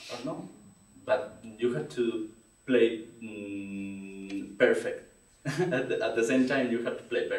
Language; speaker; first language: English; non-native, learner; Spanish